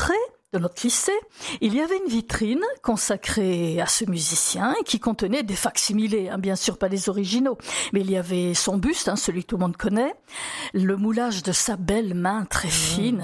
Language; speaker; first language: French; native; French